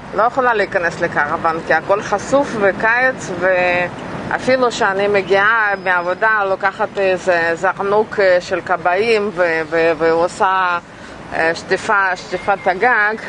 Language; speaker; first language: Hebrew; non-native, fluent; Russian